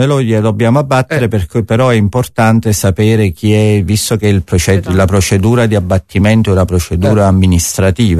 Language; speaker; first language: Italian; native; Italian